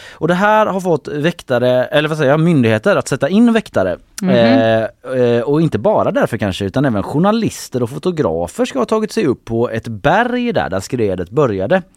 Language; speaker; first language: Swedish; native; Swedish